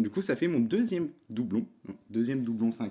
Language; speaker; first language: French; native; French